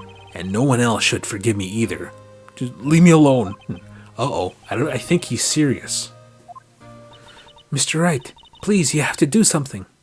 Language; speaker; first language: English; native; English